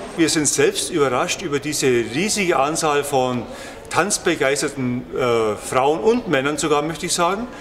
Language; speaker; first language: German; native; German